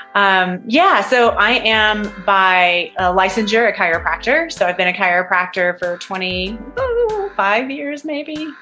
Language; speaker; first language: English; native; English